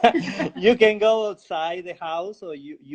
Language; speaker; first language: English; non-native, learner; Spanish